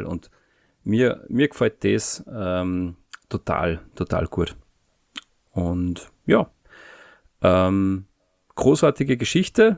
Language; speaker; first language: German; native; German